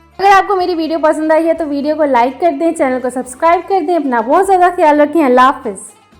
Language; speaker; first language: Hindi; non-native, local second language; Punjabi